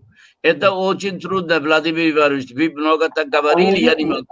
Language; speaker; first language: Russian; non-native, learner; Bangla